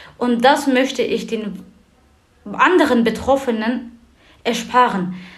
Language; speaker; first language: German; early bilingual, other home language; Turkish